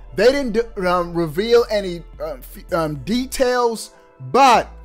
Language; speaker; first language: English; native; English